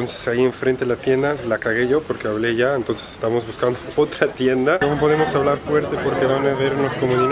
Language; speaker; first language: Spanish; native; Spanish